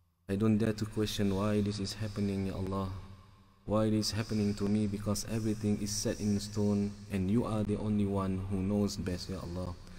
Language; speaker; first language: English; non-native, local second language; Malay